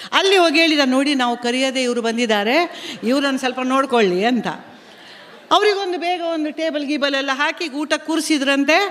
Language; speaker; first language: Kannada; non-native, local second language; Konkani